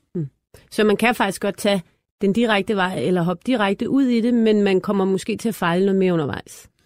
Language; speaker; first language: Danish; native; Danish